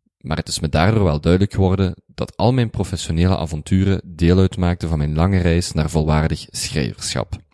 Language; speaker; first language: Dutch; native; Dutch